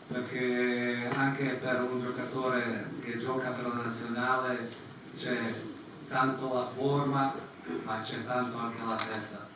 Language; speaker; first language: Italian; non-native, fluent; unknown